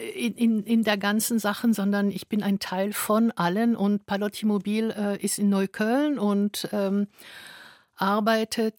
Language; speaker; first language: German; non-native, fluent; French